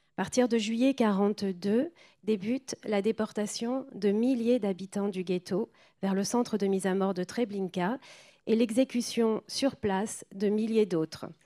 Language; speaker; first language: French; native; French